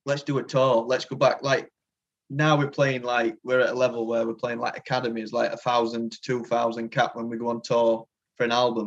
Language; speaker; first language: English; native; English